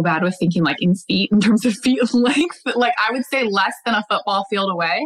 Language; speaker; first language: English; native; English